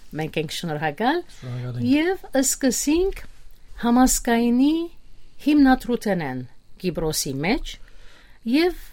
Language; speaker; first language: Armenian; native; Armenian